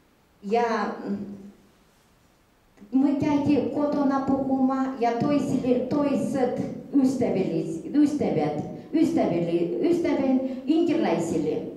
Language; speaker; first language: Finnish; early bilingual, heritage; Finnish